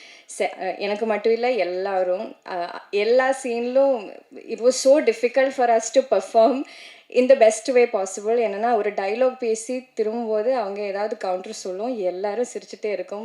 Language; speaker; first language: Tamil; non-native, learner; Malayalam